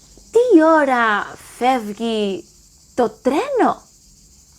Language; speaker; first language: Greek; non-native, learner; English